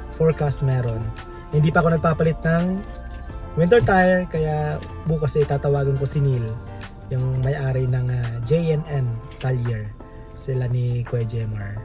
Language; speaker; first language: Filipino; non-native, local second language; Bikol